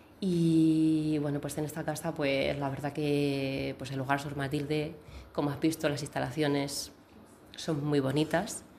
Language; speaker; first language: Spanish; native; Spanish